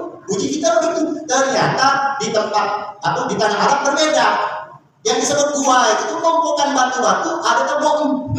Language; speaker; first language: Indonesian; native; Indonesian